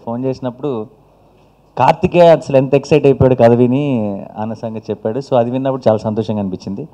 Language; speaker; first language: Telugu; native; Telugu